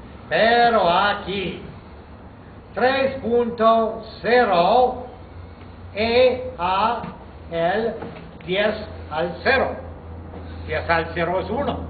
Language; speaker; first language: Spanish; non-native, fluent; English